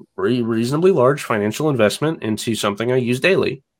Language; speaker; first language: English; native; English